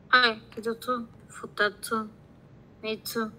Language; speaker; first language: Japanese; non-native, learner; Spanish